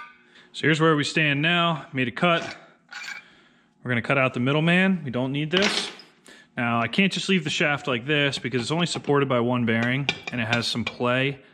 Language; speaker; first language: English; native; English